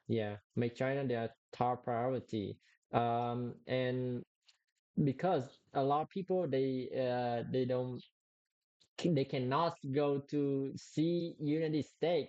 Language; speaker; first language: English; non-native, learner; Vietnamese